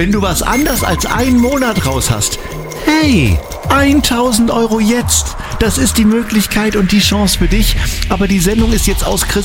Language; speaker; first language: German; native; German